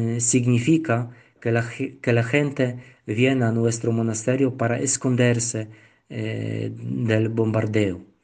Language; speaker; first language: Spanish; non-native, learner; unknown